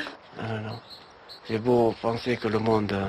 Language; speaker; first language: French; native; French